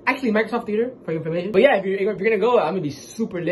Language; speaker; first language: English; early bilingual, other home language; Spanish